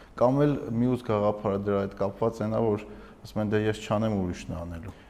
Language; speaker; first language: Armenian; native; Armenian